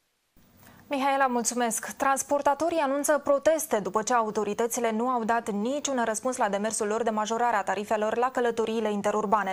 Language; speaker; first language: Romanian; native; Romanian